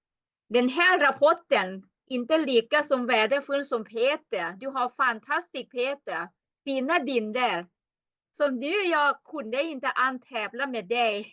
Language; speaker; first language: Swedish; non-native, learner; Thai